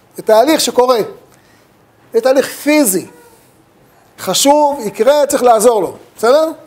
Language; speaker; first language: Hebrew; native; Hebrew